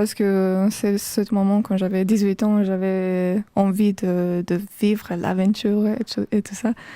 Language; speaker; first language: French; non-native, fluent; Romanian